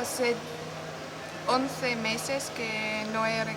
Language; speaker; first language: Spanish; non-native, learner; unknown